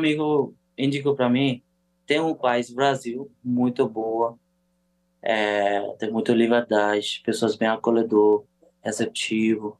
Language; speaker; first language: Portuguese; non-native, learner; Bangla